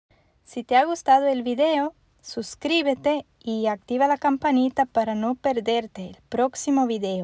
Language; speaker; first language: Spanish; non-native, fluent; German